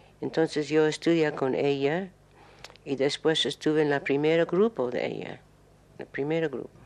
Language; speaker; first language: Spanish; non-native, learner; English